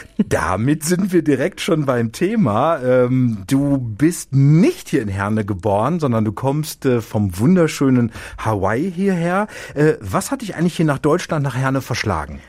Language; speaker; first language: German; native; German